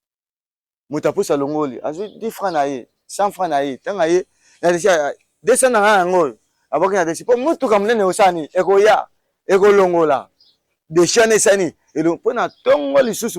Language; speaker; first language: Lingala; native; Lingala